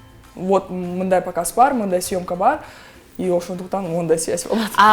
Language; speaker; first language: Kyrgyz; non-native, local second language; Russian